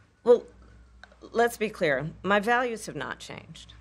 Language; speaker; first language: English; native; English